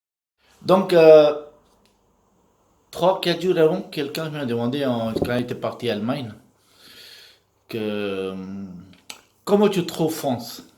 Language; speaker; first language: French; non-native, learner; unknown